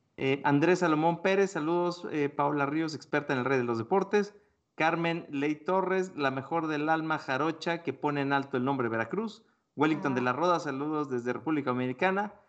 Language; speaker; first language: Spanish; native; Spanish